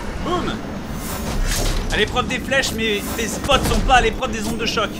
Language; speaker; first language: French; native; French